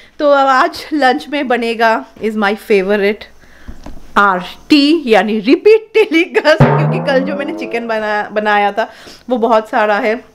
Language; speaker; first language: Hindi; non-native, local second language; Bangla